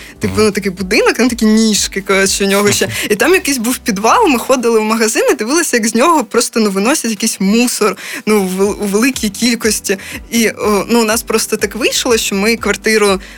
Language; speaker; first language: Ukrainian; native; Ukrainian